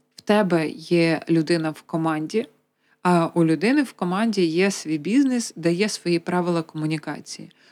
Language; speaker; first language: Ukrainian; native; Ukrainian